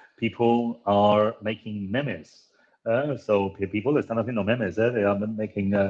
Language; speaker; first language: English; non-native, fluent; Spanish